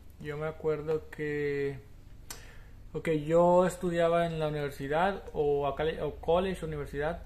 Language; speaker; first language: Spanish; early bilingual, heritage; Spanish